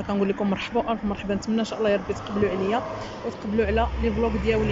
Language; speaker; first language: Arabic; native; Arabic